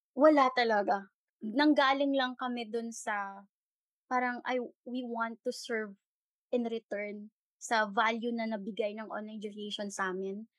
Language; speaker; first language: Filipino; non-native, local second language; Hiligaynon